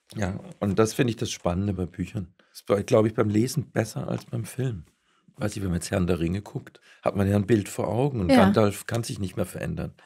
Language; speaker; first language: German; native; German